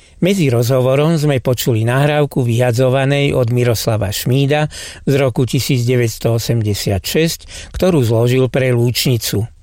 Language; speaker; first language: Slovak; native; Slovak